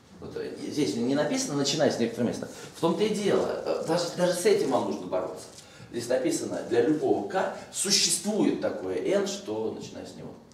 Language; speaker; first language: Russian; native; Russian